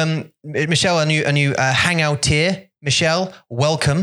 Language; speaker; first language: English; native; English